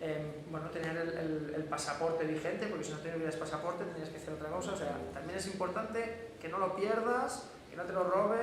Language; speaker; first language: Spanish; native; Spanish